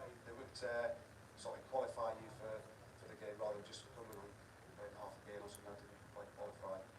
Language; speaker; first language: English; native; English